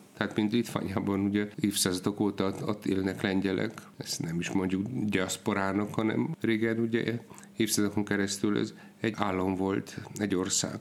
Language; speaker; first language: Hungarian; non-native, fluent; Polish